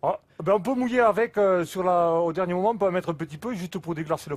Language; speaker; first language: French; native; French